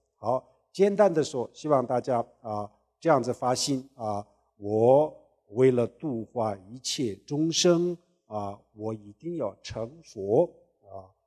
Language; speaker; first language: Chinese; non-native, local second language; Tibetan